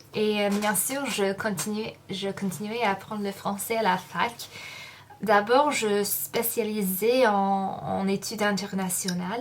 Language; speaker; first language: French; non-native, fluent; English